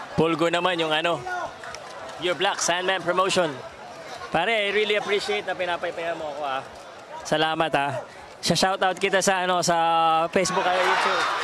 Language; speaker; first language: Filipino; non-native, local second language; Cebuano